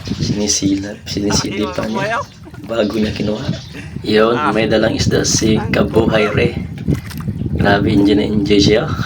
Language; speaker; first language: Filipino; non-native, local second language; Cebuano